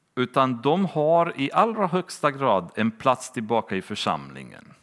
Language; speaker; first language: Swedish; native; Swedish